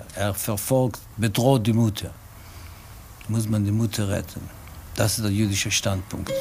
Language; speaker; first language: German; non-native, learner; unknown